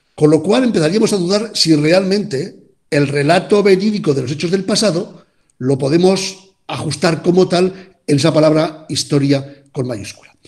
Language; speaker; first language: Spanish; native; Spanish